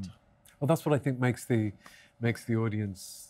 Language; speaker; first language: English; native; English